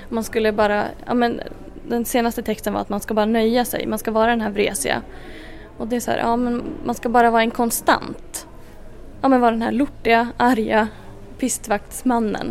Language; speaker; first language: Swedish; native; Swedish